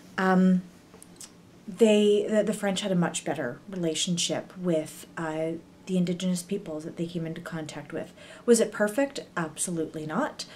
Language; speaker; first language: English; native; English